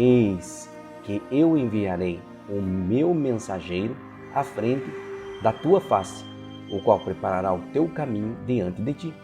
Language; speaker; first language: Portuguese; native; Portuguese